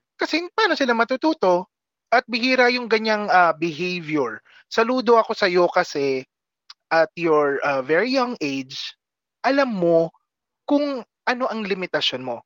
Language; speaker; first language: Filipino; native; Filipino